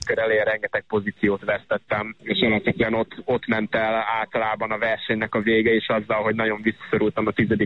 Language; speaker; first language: Hungarian; native; Hungarian